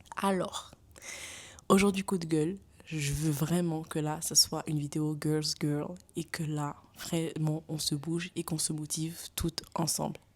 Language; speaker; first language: French; non-native, local second language; Wolof